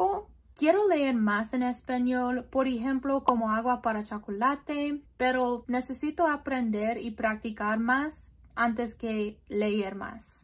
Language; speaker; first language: Spanish; non-native, learner; English